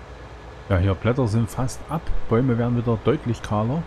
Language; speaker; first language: German; native; German